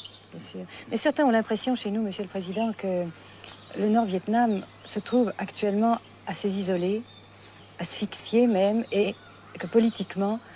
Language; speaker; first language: French; native; French